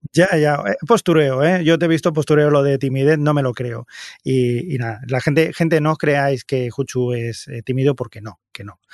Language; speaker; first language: Spanish; native; Spanish